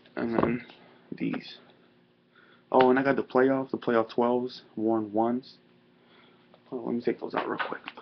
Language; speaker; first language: English; native; English